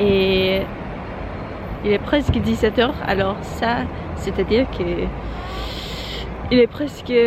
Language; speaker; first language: French; non-native, learner; English